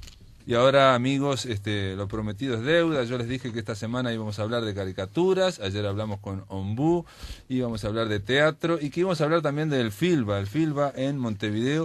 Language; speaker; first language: Spanish; native; Spanish